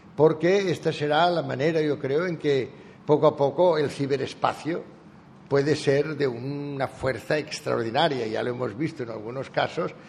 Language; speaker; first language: Spanish; native; Spanish